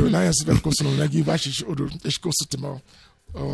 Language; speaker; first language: Hungarian; non-native, fluent; Yoruba